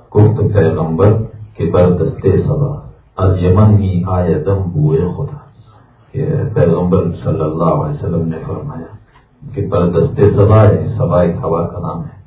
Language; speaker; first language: Urdu; native; Urdu